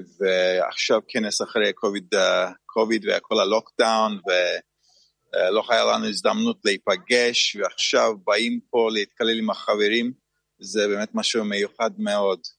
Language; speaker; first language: Hebrew; non-native, fluent; Turkish